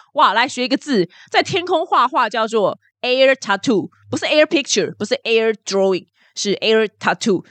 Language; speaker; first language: Chinese; native; Chinese